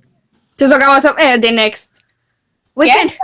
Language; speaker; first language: English; non-native, learner; Spanish